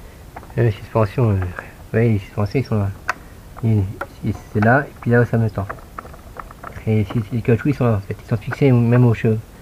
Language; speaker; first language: French; native; French